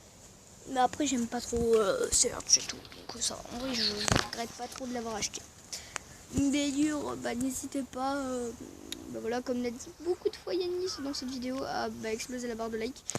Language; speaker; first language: French; native; French